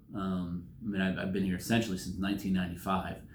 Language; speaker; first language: English; native; English